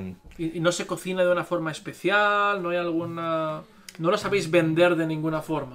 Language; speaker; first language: Spanish; native; Spanish